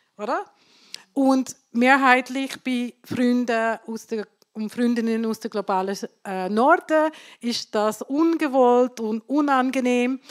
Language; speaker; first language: German; non-native, fluent; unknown